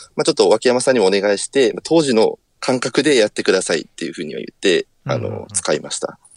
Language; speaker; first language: Japanese; native; Japanese